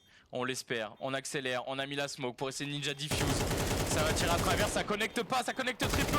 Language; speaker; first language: French; native; French